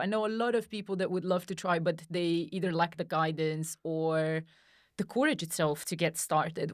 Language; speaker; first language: English; non-native, fluent; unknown